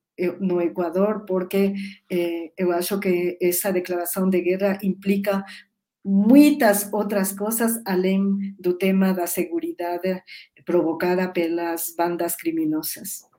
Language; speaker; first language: Portuguese; non-native, learner; Spanish